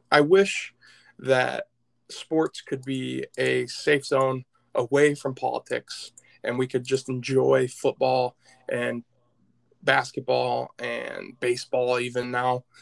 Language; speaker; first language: English; native; English